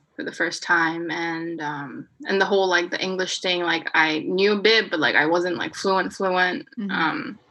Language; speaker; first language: English; non-native, fluent; Korean